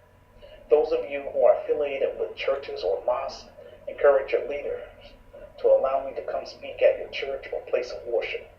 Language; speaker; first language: English; native; English